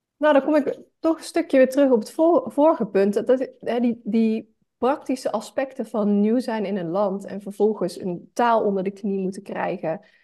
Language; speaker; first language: Dutch; native; Dutch